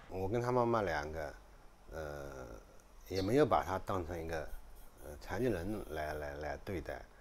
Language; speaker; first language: Chinese; native; Chinese